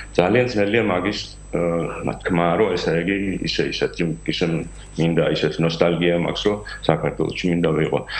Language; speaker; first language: Georgian; native; Georgian